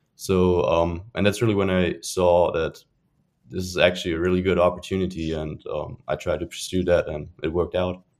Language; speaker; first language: English; non-native, fluent; German